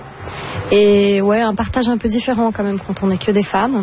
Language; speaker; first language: French; non-native, fluent; Portuguese